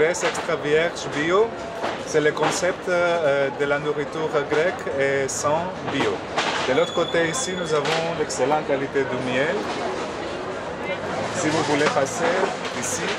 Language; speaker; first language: French; non-native, fluent; Greek